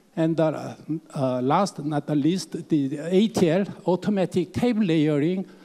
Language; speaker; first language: English; non-native, fluent; Korean